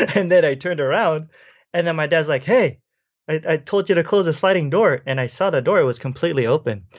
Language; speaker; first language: English; native; English